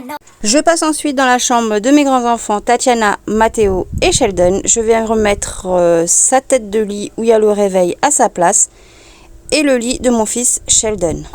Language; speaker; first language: French; native; French